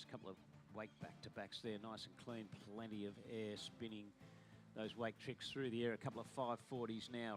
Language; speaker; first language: English; native; English